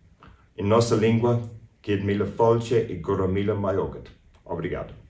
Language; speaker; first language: Portuguese; non-native, fluent; English